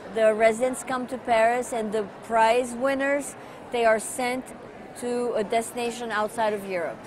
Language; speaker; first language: English; non-native, fluent; Portuguese